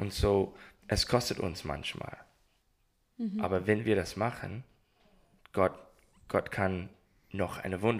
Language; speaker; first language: German; non-native, learner; English